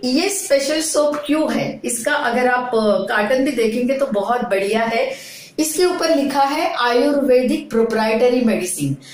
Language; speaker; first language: Hindi; non-native, local second language; Marathi